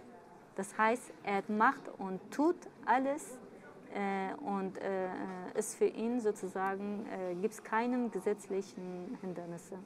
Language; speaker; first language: German; early bilingual, other home language; Kurdish